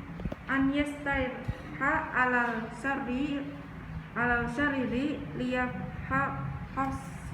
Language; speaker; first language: Arabic; non-native, learner; Indonesian